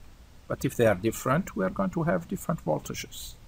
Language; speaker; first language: English; non-native, fluent; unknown